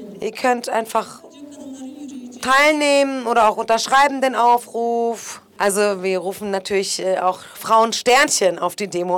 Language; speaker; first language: German; non-native, fluent; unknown